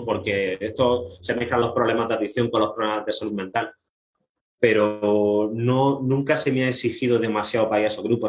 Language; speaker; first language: Spanish; native; Spanish